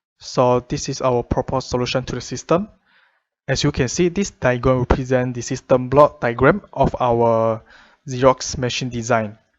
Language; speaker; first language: English; non-native, fluent; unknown